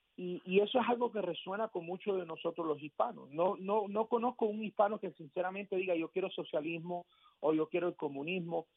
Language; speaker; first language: Spanish; early bilingual, heritage; Spanish